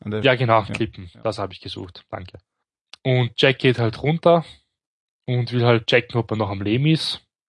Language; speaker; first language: German; native; German